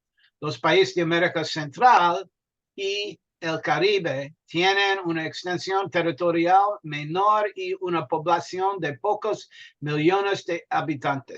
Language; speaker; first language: Spanish; non-native, learner; English